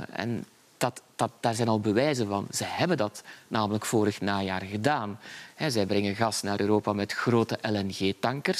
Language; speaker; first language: Dutch; native; Dutch